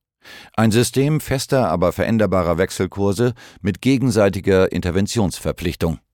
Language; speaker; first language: German; native; German